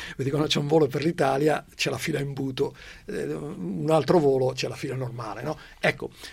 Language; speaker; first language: Italian; native; Italian